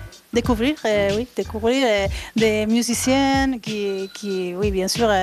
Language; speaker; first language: French; non-native, fluent; Spanish